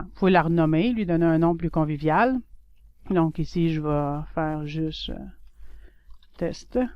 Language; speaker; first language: French; native; French